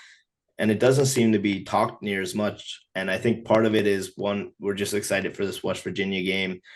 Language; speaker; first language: English; native; English